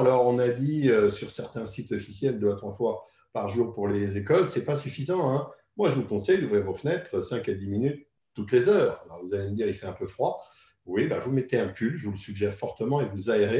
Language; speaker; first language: French; native; French